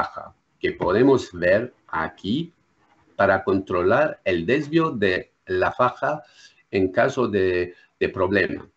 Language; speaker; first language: Spanish; non-native, learner; French